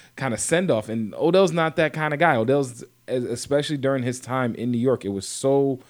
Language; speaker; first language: English; native; English